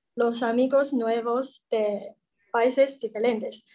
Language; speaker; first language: Spanish; non-native, learner; Chinese